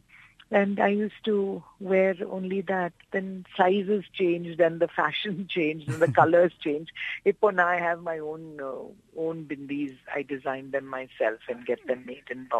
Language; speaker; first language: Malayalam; non-native, local second language; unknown